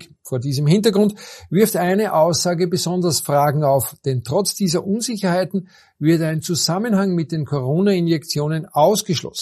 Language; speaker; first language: German; native; German